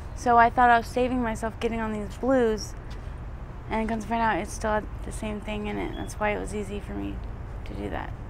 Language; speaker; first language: English; native; English